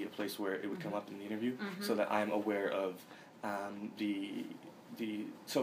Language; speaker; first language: English; native; English